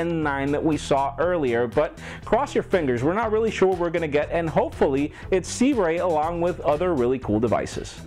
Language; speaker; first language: English; non-native, local second language; Spanish